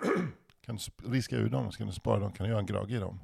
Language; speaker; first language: Swedish; native; Swedish